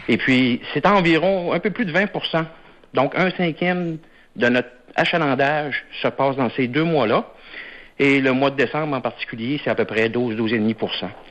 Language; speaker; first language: French; native; French